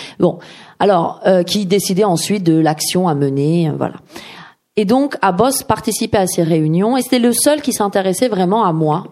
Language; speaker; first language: French; early bilingual, other home language; Persian